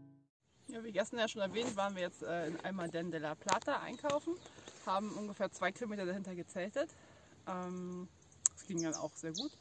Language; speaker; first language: German; native; German